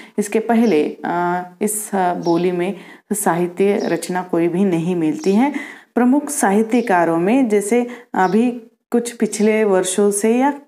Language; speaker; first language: Hindi; non-native, local second language; Marathi